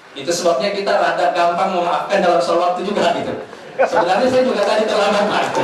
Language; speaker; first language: Indonesian; non-native, local second language; Buginese